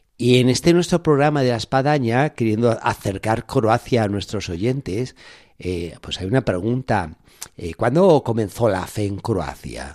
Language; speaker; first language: Spanish; native; Spanish